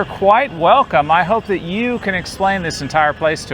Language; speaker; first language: English; native; English